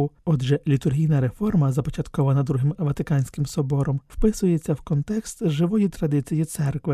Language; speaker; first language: Ukrainian; native; Ukrainian